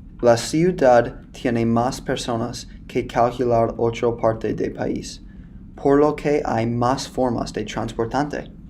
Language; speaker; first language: Spanish; non-native, learner; English